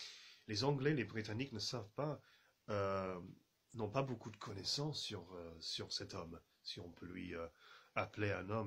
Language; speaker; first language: French; non-native, fluent; English